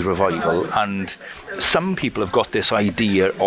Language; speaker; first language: English; native; English